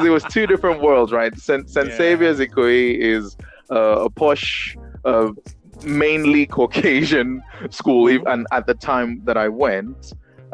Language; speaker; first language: English; non-native, local second language; Yoruba